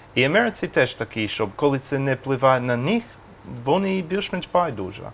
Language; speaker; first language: Ukrainian; non-native, learner; English